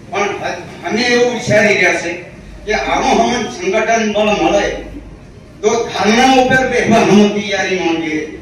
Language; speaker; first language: Gujarati; non-native, local second language; Bhili